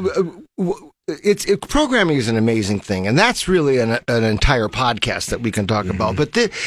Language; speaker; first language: English; native; English